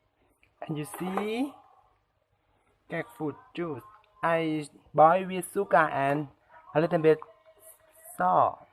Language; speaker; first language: English; non-native, learner; Thai